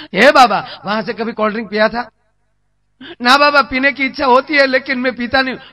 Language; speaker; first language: Hindi; non-native, local second language; Gujarati